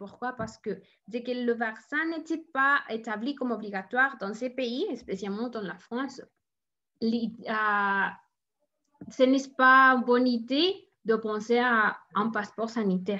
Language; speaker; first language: French; non-native, learner; Spanish